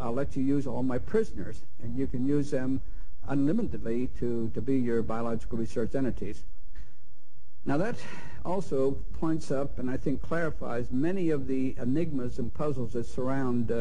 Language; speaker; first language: English; native; English